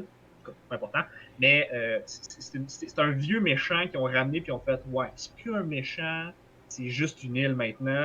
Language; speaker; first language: French; native; French